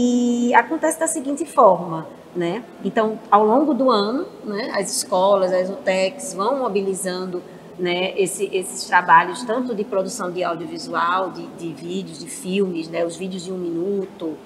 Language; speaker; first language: Portuguese; native; Portuguese